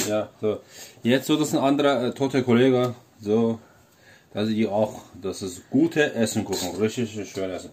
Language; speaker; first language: German; non-native, learner; Turkish